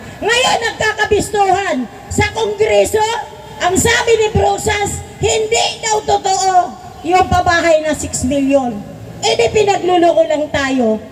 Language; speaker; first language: Filipino; non-native, local second language; Waray